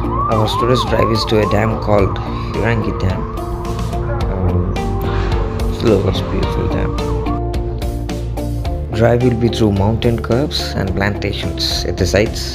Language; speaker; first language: English; non-native, local second language; Telugu